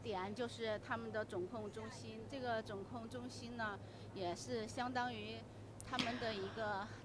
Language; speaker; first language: Chinese; native; Chinese